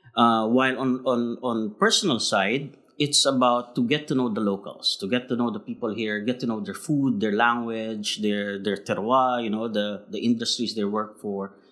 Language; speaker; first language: English; non-native, local second language; Filipino